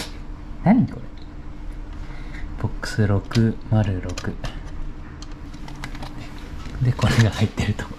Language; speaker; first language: Japanese; native; Japanese